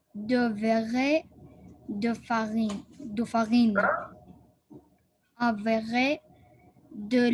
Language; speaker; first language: French; non-native, learner; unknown